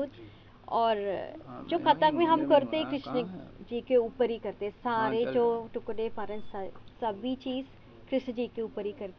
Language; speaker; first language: Hindi; non-native, fluent; Sinhala